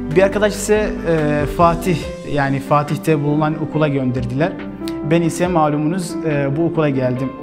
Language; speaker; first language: Turkish; non-native, fluent; Arabic